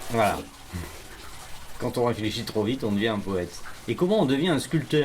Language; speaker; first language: French; native; French